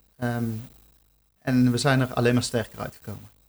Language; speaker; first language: Dutch; native; Dutch